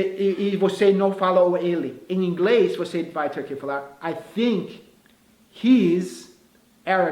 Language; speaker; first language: Portuguese; non-native, fluent; English